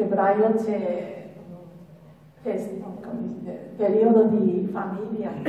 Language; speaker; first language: Italian; non-native, learner; Japanese